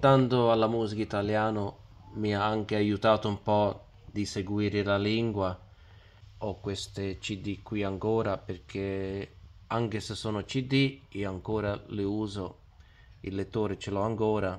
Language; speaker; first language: Italian; early bilingual, heritage; Italian